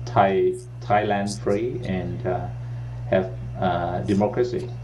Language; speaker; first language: English; non-native, learner; Thai